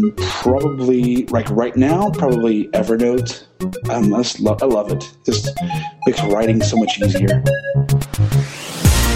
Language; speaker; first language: English; native; English